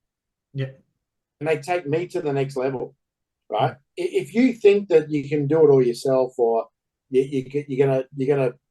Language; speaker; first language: English; native; English